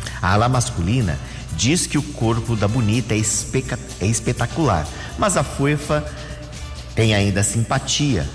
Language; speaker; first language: Portuguese; native; Portuguese